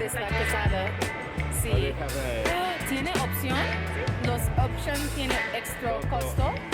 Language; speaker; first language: Spanish; non-native, learner; English